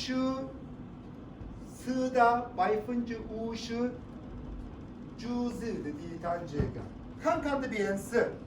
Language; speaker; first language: Chinese; non-native, learner; Turkish